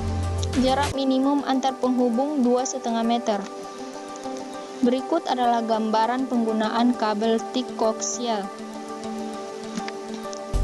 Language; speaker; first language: Indonesian; native; Indonesian